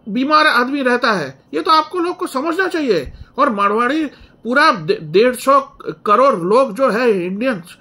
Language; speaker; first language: Hindi; non-native, local second language; Bangla